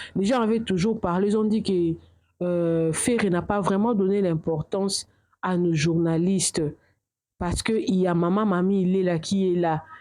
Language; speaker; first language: French; non-native, local second language; Lingala